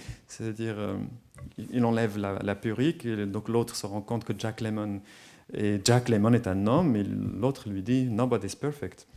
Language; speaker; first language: French; non-native, local second language; Arabic